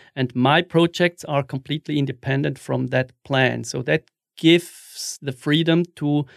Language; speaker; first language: English; non-native, fluent; German